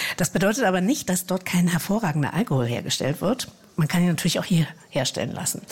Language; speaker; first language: German; native; German